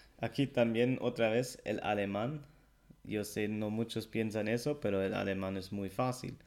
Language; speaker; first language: Spanish; non-native, fluent; German